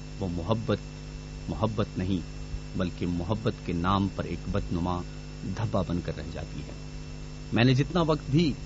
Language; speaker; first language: Urdu; non-native, local second language; Pashto